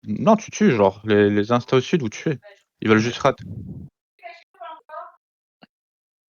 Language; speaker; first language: French; native; French